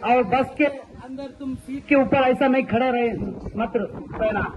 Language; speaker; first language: Hindi; non-native, local second language; Kannada